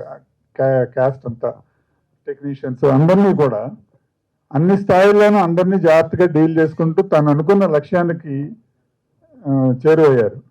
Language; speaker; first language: Telugu; native; Telugu